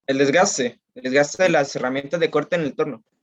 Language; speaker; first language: Spanish; native; Spanish